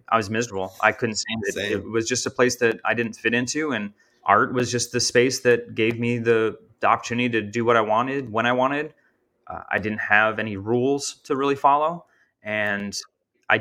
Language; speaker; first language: English; native; English